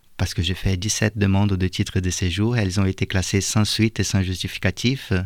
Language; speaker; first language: French; non-native, fluent; Portuguese